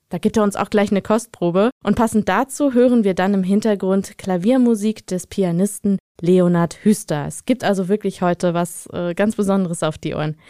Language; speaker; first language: German; native; German